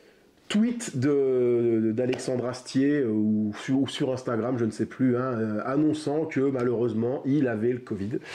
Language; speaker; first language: French; native; French